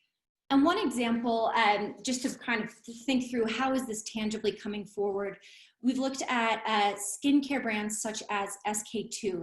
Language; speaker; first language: English; native; English